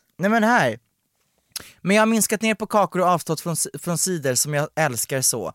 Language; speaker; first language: Swedish; native; Swedish